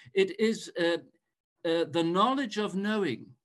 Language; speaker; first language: English; non-native, fluent; German